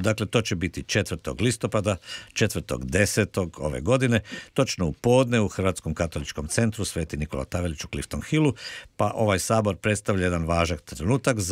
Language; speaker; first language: Croatian; native; Croatian